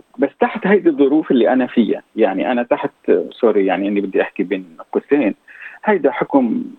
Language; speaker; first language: Arabic; native; Arabic